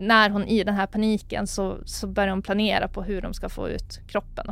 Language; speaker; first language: Swedish; native; Swedish